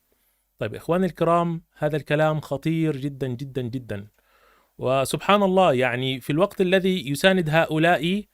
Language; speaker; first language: Arabic; native; Arabic